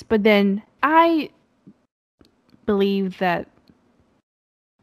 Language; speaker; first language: English; non-native, fluent; Japanese